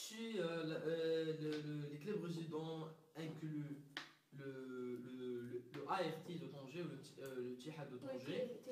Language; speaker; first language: French; non-native, fluent; Arabic